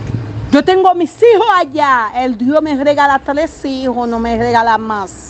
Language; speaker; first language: Spanish; non-native, learner; Haitian Creole